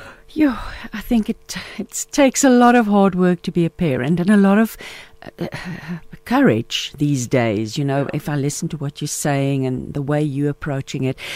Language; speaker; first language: English; non-native, local second language; Afrikaans